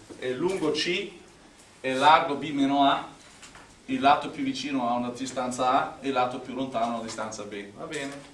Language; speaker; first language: Italian; non-native, fluent; English